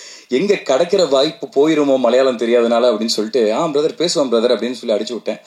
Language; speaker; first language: Tamil; native; Tamil